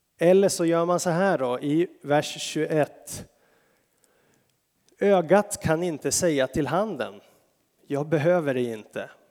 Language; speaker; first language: Swedish; native; Swedish